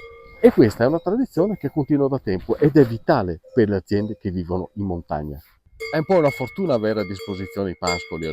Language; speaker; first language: Italian; native; Italian